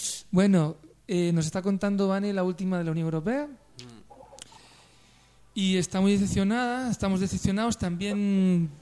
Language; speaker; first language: Spanish; native; Spanish